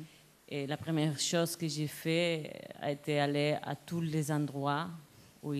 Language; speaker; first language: French; non-native, learner; Spanish